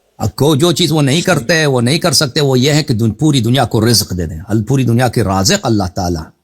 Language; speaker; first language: Urdu; non-native, fluent; Persian